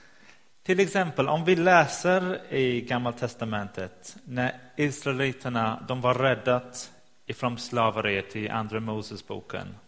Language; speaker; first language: Swedish; non-native, fluent; English